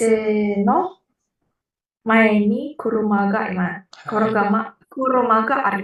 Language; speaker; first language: Japanese; non-native, learner; Indonesian